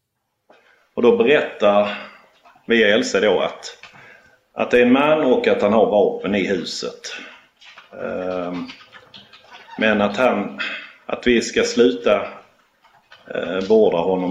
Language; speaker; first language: Swedish; native; Swedish